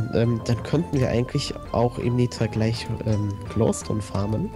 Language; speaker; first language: German; native; German